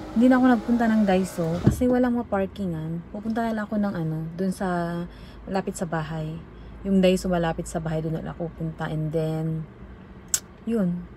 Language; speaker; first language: Filipino; native; Filipino